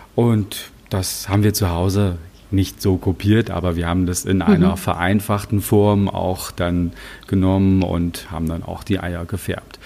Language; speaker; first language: German; native; German